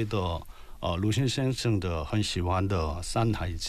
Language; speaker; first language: Chinese; non-native, learner; Korean